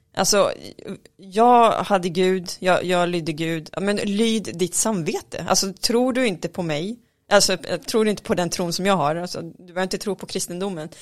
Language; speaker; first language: Swedish; early bilingual, other home language; Arabic